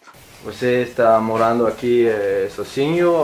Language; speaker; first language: Portuguese; non-native, learner; Danish